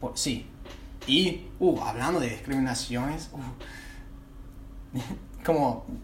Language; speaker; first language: Spanish; non-native, fluent; English